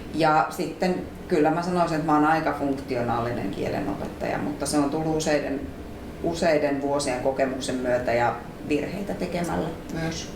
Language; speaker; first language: Finnish; native; Finnish